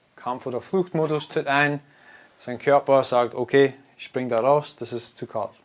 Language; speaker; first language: German; non-native, fluent; English